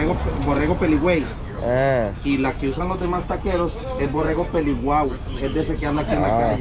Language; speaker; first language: Spanish; native; Spanish